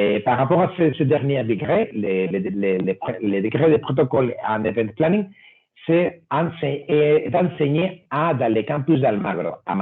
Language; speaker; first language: French; non-native, fluent; Spanish